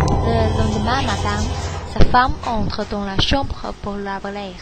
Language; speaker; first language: French; non-native, learner; Chinese